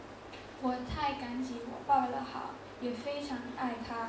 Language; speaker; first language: Chinese; non-native, learner; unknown